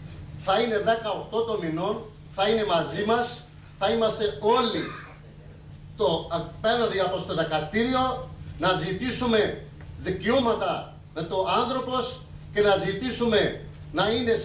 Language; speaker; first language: Greek; non-native, learner; Urdu